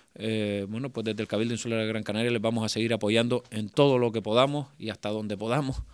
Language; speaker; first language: Spanish; native; Spanish